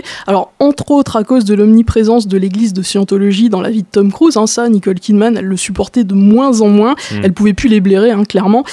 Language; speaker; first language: French; native; French